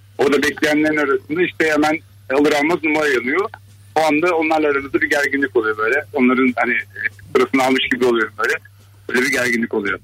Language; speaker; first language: Turkish; early bilingual, heritage; Turkish